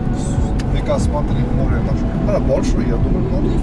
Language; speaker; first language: Russian; non-native, learner; Armenian